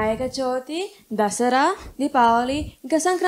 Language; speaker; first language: Telugu; early bilingual, heritage; Telugu